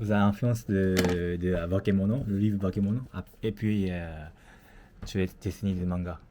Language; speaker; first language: French; non-native, learner; Japanese